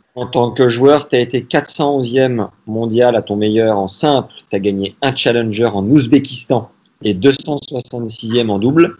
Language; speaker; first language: French; native; French